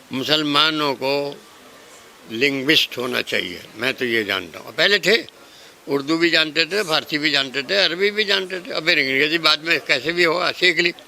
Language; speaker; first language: Urdu; native; Urdu